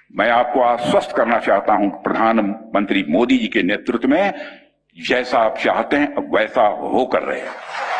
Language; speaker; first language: Hindi; native; Hindi